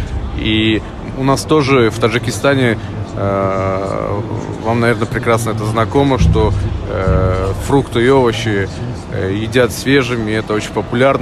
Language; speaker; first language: Russian; non-native, local second language; Tajik